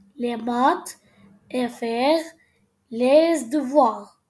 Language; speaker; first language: French; non-native, learner; Spanish